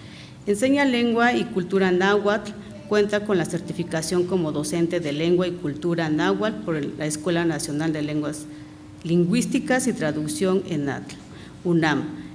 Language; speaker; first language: Spanish; non-native, local second language; Mixtepec Mixtec